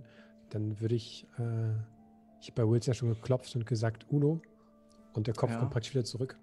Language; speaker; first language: German; native; German